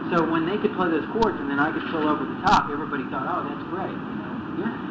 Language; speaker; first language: English; native; English